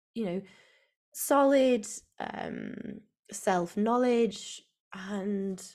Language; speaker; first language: English; native; English